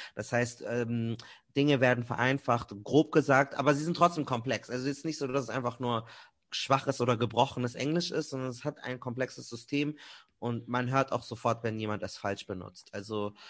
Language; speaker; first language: German; native; German